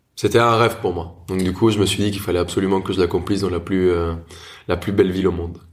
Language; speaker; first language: French; non-native, fluent; Spanish